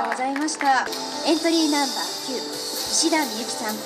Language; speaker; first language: Japanese; native; Japanese